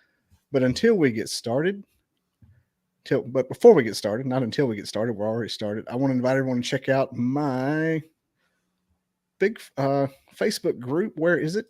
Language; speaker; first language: English; native; English